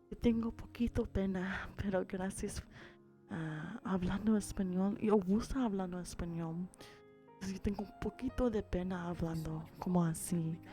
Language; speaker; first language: Spanish; early bilingual, heritage; English